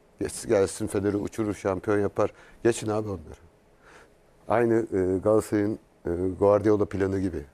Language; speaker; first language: Turkish; native; Turkish